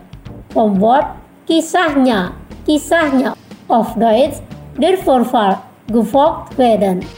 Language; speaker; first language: German; non-native, fluent; Indonesian